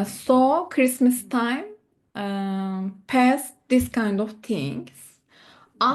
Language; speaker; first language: English; non-native, learner; Turkish